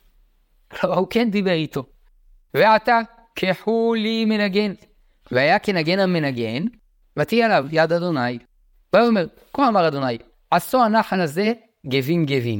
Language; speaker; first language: Hebrew; native; Hebrew